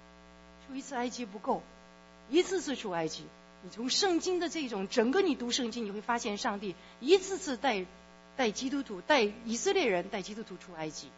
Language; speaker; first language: Chinese; native; Chinese